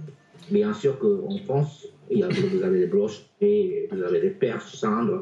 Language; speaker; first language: French; non-native, fluent; Japanese